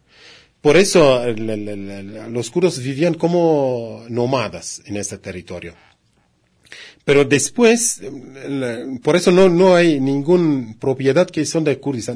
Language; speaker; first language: Spanish; non-native, learner; Kurdish